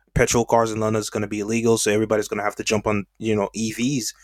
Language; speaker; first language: English; native; English